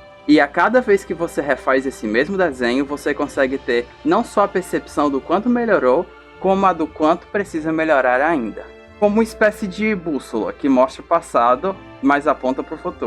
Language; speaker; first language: Portuguese; native; Portuguese